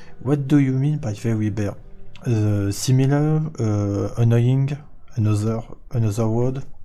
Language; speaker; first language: English; non-native, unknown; French